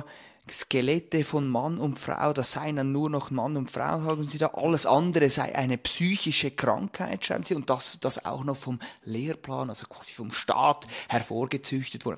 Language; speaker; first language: German; native; German